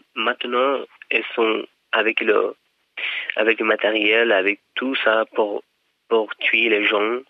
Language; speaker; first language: French; non-native, fluent; Persian